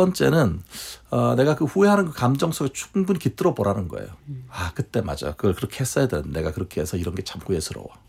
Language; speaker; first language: Korean; native; Korean